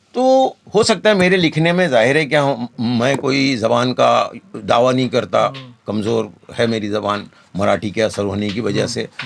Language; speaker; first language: Hindi; non-native, local second language; Konkani